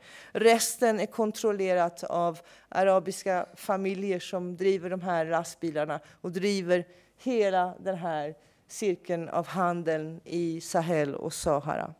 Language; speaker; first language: Swedish; non-native, fluent; English